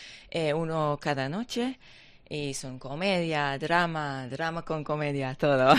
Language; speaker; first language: Spanish; non-native, learner; Hebrew